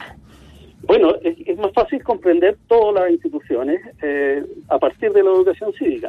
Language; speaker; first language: Spanish; native; Spanish